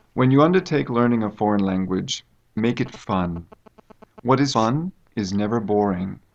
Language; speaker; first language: English; native; English